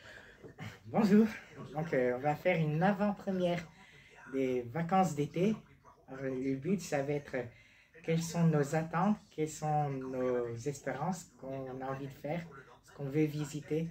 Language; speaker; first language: French; native; French